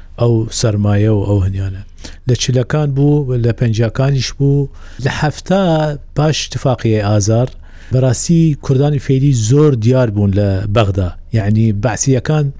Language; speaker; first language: Central Kurdish; non-native, local second language; Southern Kurdish